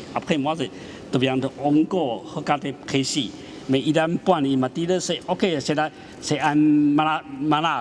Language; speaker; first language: French; non-native, learner; Chinese